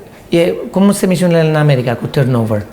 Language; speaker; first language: Romanian; native; Romanian